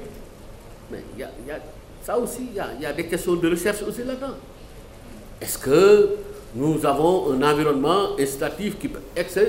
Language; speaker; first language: French; non-native, local second language; Wolof